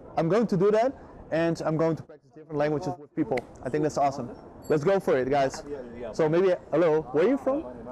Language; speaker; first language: English; non-native, fluent; Dutch